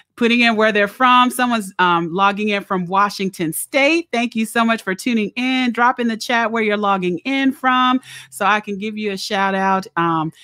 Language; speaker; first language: English; native; English